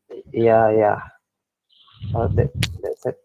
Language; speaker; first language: English; non-native, learner; Indonesian